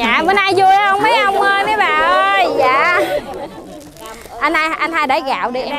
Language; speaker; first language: Vietnamese; native; Vietnamese